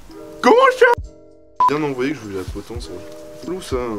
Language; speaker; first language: French; native; French